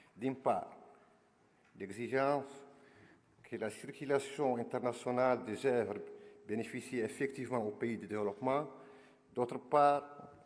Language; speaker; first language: French; non-native, local second language; Arabic